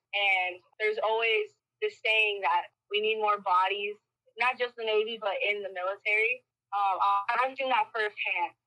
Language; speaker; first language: English; early bilingual, other home language; Spanish